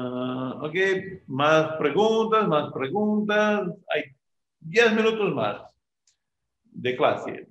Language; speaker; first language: Portuguese; non-native, learner; Spanish